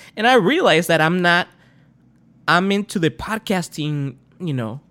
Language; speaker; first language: English; non-native, fluent; Spanish